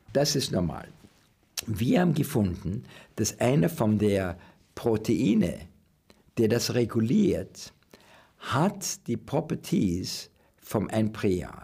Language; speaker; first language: German; non-native, learner; English